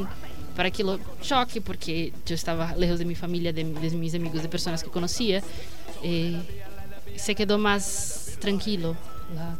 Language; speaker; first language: Spanish; non-native, learner; Portuguese